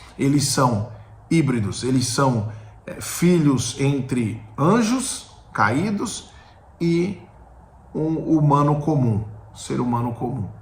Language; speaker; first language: Portuguese; native; Portuguese